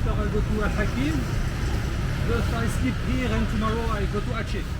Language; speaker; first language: English; non-native, learner; French